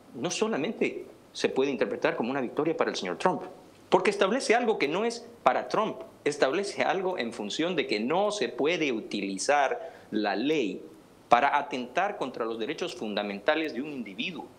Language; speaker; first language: Spanish; native; Spanish